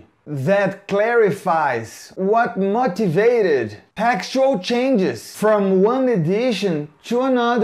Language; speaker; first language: English; non-native, fluent; Portuguese